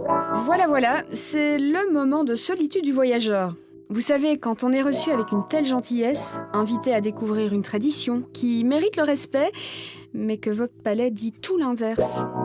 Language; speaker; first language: French; native; French